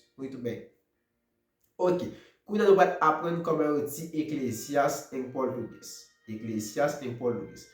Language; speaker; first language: Portuguese; non-native, fluent; Haitian Creole